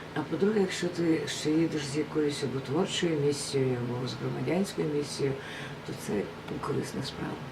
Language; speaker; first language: Ukrainian; non-native, local second language; Russian